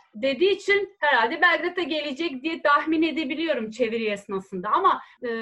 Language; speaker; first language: Turkish; non-native, fluent; Serbian